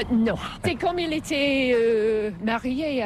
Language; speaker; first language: French; non-native, fluent; English